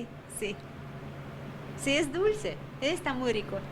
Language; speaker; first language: Spanish; non-native, learner; Russian